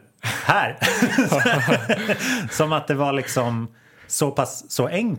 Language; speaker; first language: Swedish; native; Swedish